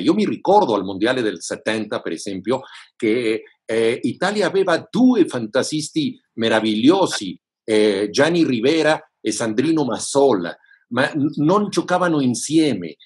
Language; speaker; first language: Italian; non-native, fluent; Spanish